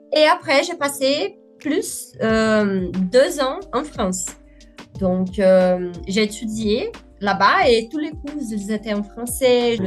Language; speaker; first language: French; non-native, fluent; Portuguese